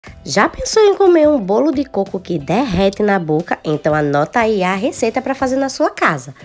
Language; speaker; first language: Portuguese; native; Portuguese